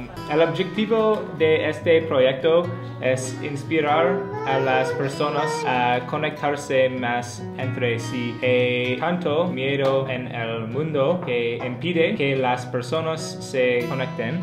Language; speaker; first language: Spanish; non-native, learner; English